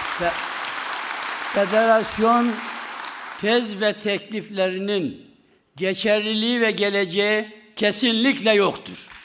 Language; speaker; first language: Turkish; native; Turkish